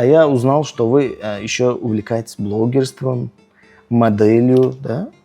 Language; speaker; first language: Russian; non-native, local second language; Tajik